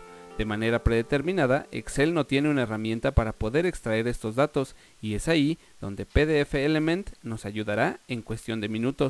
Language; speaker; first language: Spanish; native; Spanish